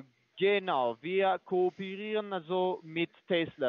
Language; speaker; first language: German; non-native, fluent; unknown